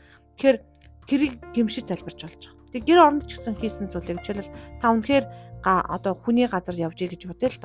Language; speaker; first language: Mongolian; native; Mongolian